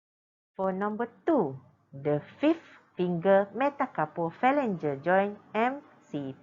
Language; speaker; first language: English; non-native, local second language; Malay